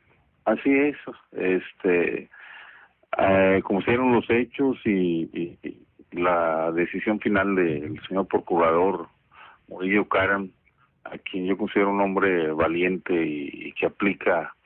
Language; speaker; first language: Spanish; native; Spanish